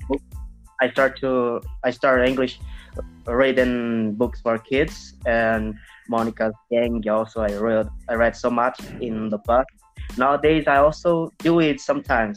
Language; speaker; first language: English; non-native, learner; Portuguese